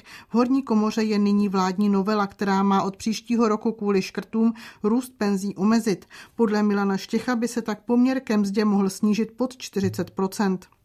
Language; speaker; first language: Czech; native; Czech